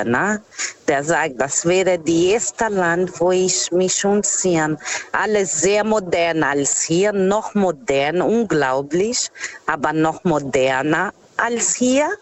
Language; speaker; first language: German; non-native, fluent; Portuguese